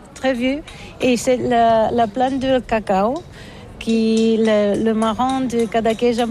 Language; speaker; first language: French; non-native, learner; Catalan